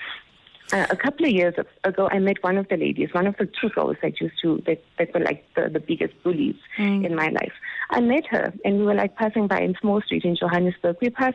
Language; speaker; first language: English; non-native, local second language; Xhosa